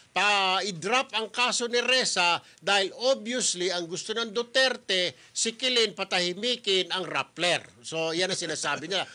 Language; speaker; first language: Filipino; native; Filipino